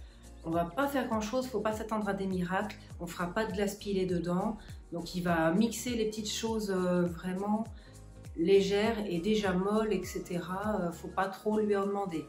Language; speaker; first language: French; native; French